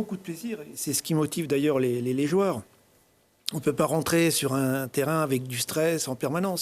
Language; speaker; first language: French; native; French